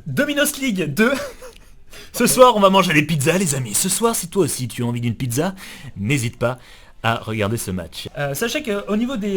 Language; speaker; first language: French; native; French